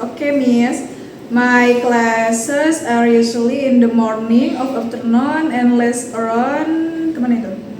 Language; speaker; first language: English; non-native, learner; Indonesian